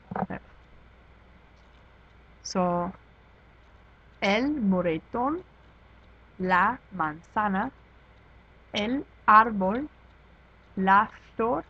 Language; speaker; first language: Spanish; non-native, fluent; English